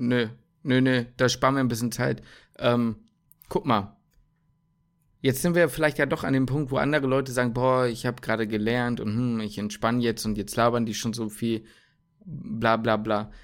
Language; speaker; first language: German; native; German